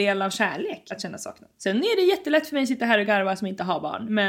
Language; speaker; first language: Swedish; native; Swedish